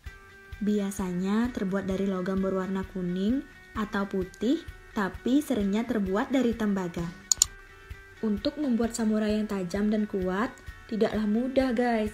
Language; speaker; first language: Indonesian; native; Indonesian